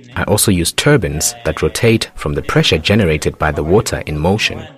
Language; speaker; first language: English; non-native, local second language; Tumbuka